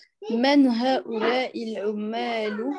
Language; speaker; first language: Arabic; non-native, learner; French